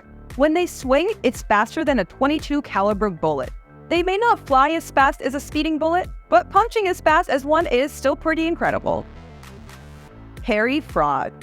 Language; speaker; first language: English; native; English